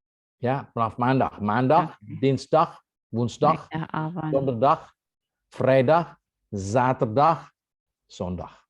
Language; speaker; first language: Dutch; non-native, fluent; Indonesian